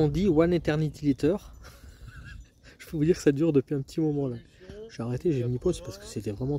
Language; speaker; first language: French; native; French